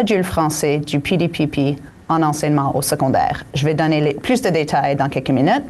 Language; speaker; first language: French; native; French